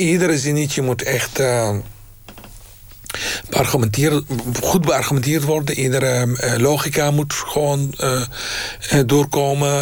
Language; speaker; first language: Dutch; non-native, fluent; Arabic